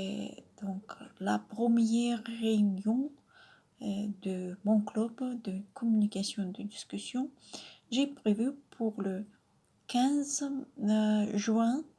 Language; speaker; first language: French; non-native, fluent; Russian